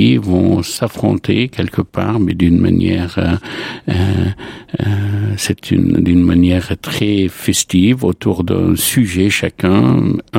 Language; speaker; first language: French; non-native, local second language; Arabic